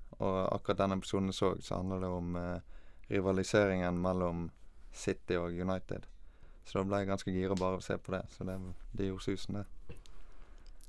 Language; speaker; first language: Norwegian; native; Norwegian